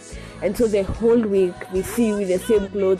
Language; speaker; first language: English; non-native, local second language; Swahili